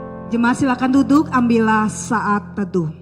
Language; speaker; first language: Malay; native; Malay